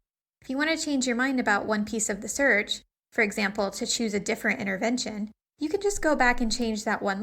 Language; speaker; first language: English; native; English